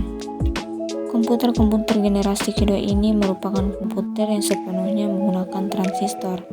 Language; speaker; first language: Indonesian; native; Indonesian